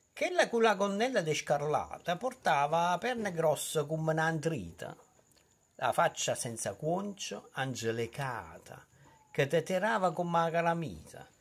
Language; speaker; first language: Italian; native; Italian